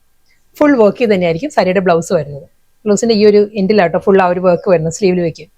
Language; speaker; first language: Malayalam; native; Malayalam